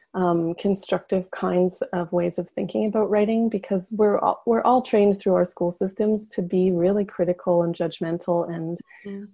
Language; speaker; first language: English; native; English